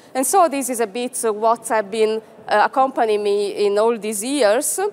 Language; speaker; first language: English; non-native, fluent; Italian